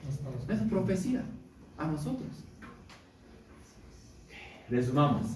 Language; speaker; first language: Spanish; non-native, learner; Korean